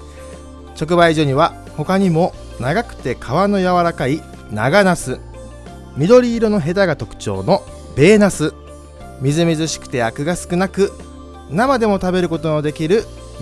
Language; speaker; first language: Japanese; native; Japanese